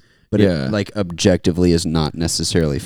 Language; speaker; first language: English; native; English